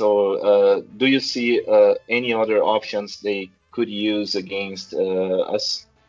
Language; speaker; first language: English; non-native, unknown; Portuguese